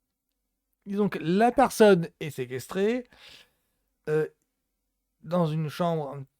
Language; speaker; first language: French; native; French